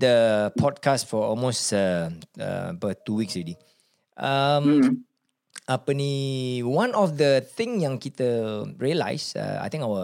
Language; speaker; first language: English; non-native, local second language; Malay